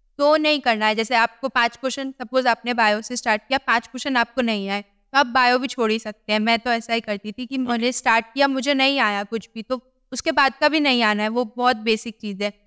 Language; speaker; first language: Hindi; native; Hindi